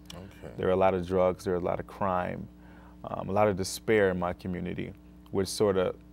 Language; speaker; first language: English; native; English